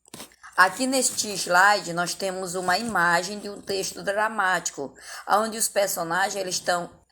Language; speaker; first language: Portuguese; native; Portuguese